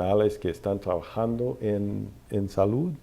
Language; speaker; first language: Spanish; non-native, fluent; English